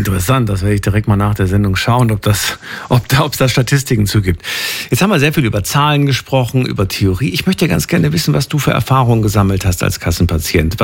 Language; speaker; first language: German; native; German